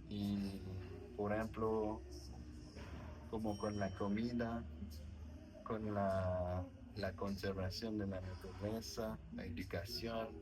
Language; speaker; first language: Spanish; non-native, learner; French